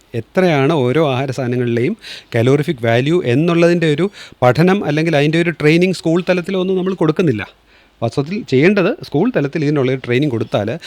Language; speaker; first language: Malayalam; native; Malayalam